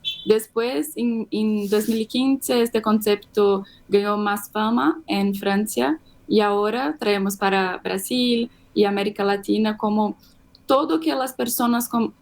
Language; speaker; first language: Spanish; non-native, fluent; Portuguese